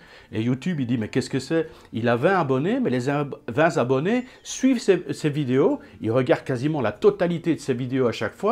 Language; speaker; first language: French; native; French